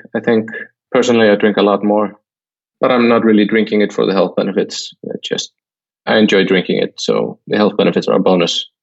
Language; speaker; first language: English; non-native, fluent; Icelandic